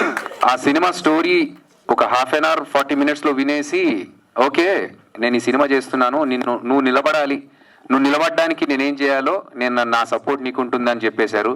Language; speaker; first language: Telugu; native; Telugu